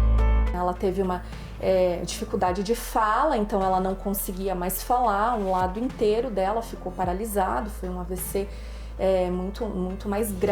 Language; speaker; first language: Portuguese; native; Portuguese